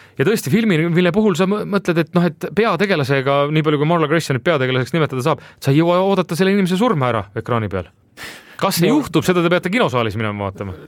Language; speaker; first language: Estonian; native; Estonian